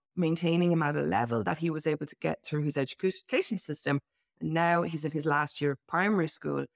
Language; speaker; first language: English; native; English